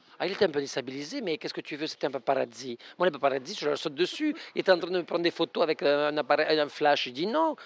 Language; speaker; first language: French; non-native, fluent; Spanish